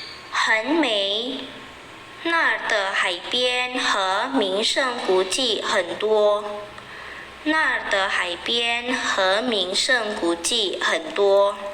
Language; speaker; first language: Chinese; non-native, fluent; Indonesian